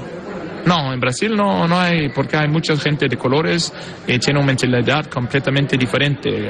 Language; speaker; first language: Spanish; non-native, fluent; Portuguese